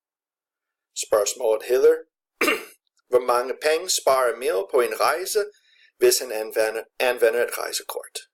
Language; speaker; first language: Danish; non-native, fluent; English